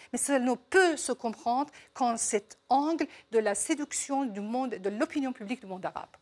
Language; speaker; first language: French; non-native, fluent; Persian